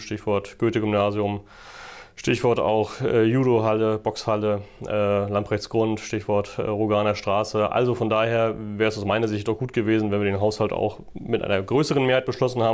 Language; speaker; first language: German; native; German